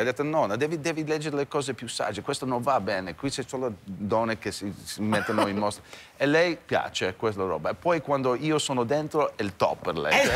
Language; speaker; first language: Italian; early bilingual, heritage; English